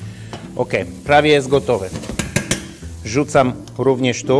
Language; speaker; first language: Polish; non-native, learner; French